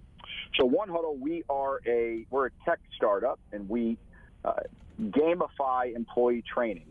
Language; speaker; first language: English; native; English